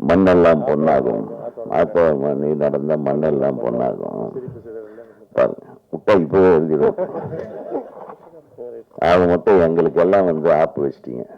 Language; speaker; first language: Tamil; native; Tamil